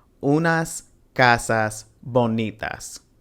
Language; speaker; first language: Spanish; non-native, fluent; English